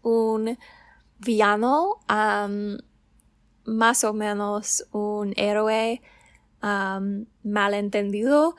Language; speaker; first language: Spanish; non-native, learner; English